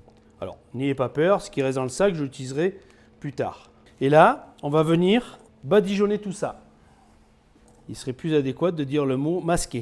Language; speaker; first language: French; native; French